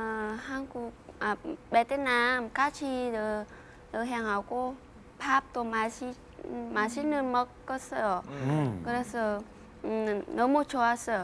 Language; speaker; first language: Korean; non-native, learner; Vietnamese